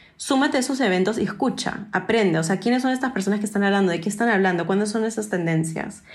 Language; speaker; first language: Spanish; non-native, fluent; English